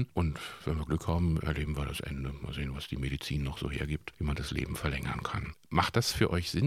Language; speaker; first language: German; native; German